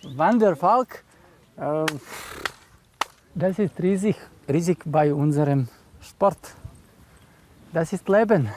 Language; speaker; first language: German; non-native, learner; Serbian